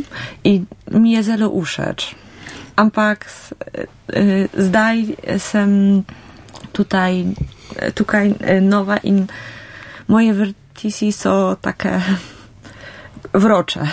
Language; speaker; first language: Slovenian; non-native, learner; Polish